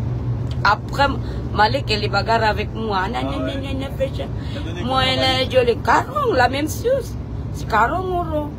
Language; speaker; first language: French; non-native, learner; Filipino